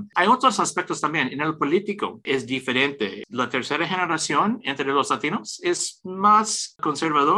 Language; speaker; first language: Spanish; early bilingual, heritage; English